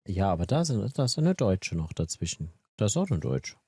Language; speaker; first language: German; native; German